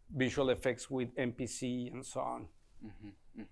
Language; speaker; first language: English; non-native, fluent; Spanish